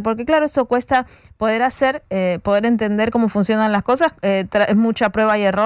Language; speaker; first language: Spanish; native; Spanish